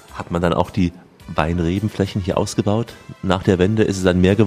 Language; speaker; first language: German; native; German